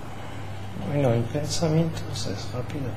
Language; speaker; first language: Spanish; non-native, learner; French